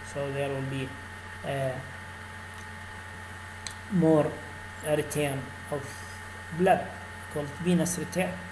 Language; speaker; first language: English; non-native, fluent; Arabic